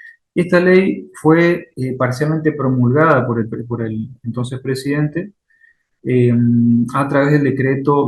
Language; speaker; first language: Spanish; native; Spanish